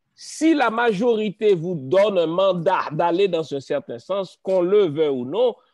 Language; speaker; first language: French; native; French